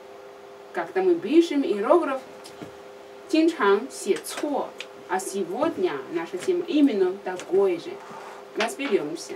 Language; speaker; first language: Russian; non-native, learner; Chinese